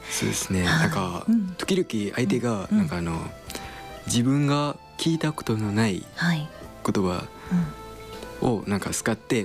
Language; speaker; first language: Japanese; non-native, learner; Khmer